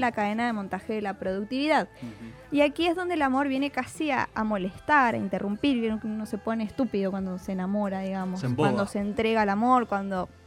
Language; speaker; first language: Spanish; native; Spanish